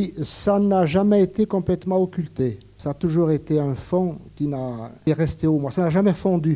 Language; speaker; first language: French; native; French